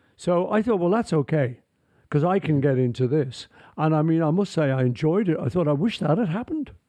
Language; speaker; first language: English; native; English